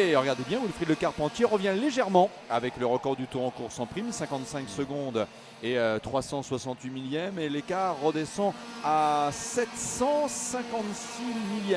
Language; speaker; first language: French; native; French